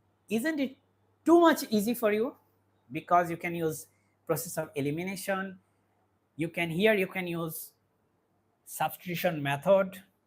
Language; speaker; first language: English; non-native, local second language; Bangla